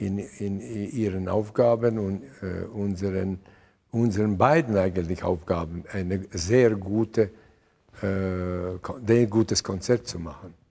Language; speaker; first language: German; non-native, fluent; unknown